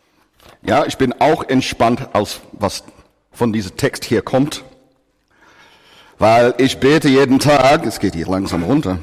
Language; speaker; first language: German; non-native, fluent; English